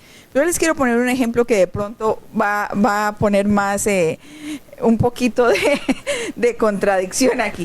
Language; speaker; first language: Spanish; native; Spanish